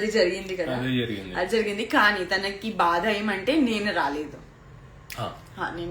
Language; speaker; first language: Telugu; non-native, learner; Gujarati